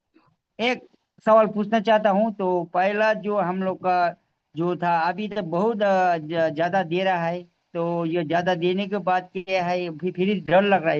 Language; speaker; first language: Hindi; non-native, learner; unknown